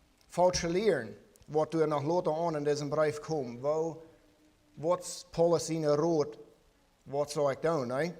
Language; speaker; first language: German; non-native, learner; Plautdietsch